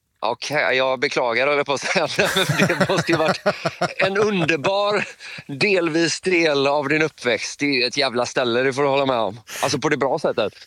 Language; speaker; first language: Swedish; native; Swedish